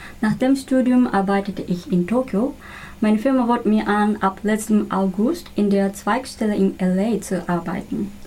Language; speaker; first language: German; non-native, fluent; Japanese